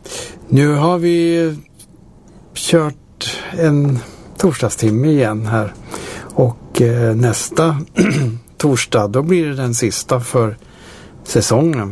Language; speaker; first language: Swedish; native; Swedish